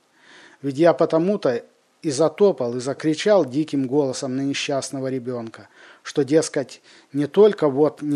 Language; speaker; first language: Russian; native; Russian